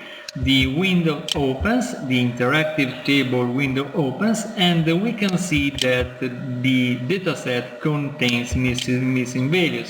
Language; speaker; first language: English; non-native, fluent; Italian